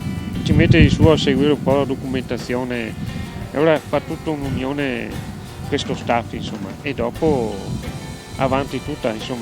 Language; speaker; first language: Italian; native; Italian